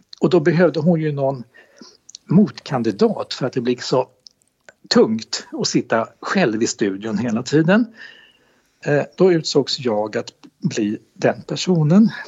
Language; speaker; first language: Swedish; native; Swedish